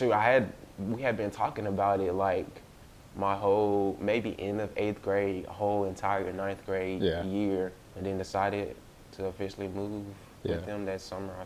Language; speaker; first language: English; native; English